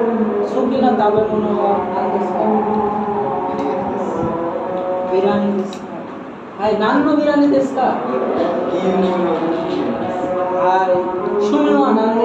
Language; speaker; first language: Japanese; non-native, learner; Bangla